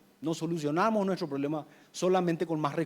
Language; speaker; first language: Spanish; native; Spanish